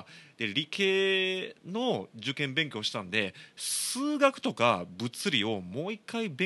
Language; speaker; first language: Japanese; native; Japanese